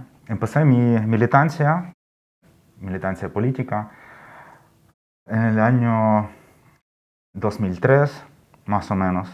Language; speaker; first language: Spanish; non-native, fluent; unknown